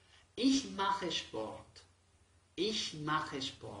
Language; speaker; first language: German; non-native, fluent; Spanish